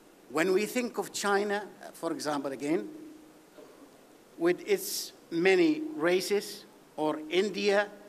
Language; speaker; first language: English; non-native, fluent; Arabic